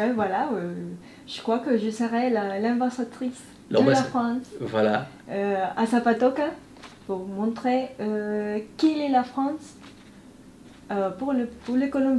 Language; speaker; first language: French; non-native, learner; Spanish